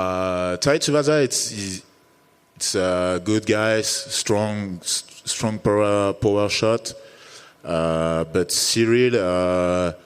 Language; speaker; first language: English; non-native, learner; French